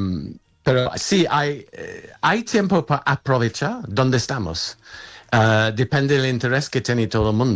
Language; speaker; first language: Spanish; non-native, fluent; English